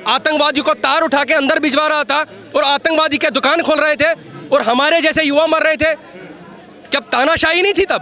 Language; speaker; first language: Hindi; native; Hindi